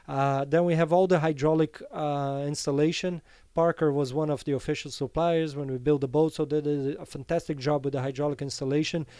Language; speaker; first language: English; non-native, fluent; Portuguese